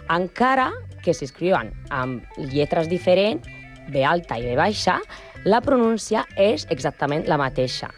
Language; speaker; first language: Catalan; non-native, learner; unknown